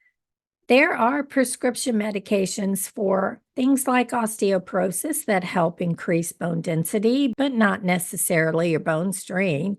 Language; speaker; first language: English; native; English